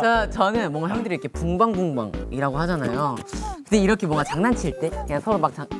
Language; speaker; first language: Korean; native; Korean